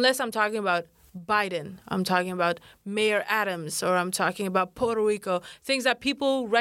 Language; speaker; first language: English; non-native, fluent; Kurdish